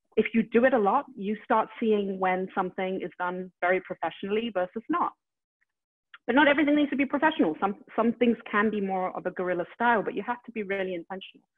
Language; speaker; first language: English; native; English